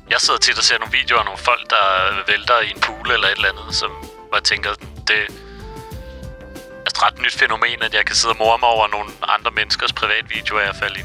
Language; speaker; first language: Danish; native; Danish